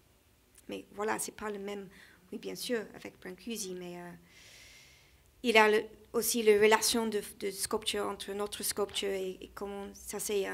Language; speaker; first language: French; non-native, learner; English